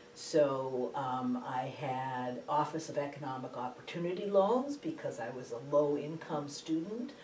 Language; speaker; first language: English; native; English